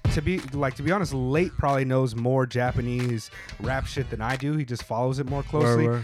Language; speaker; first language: English; native; English